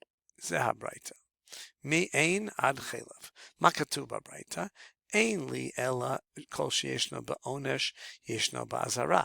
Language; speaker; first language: Hebrew; non-native, fluent; English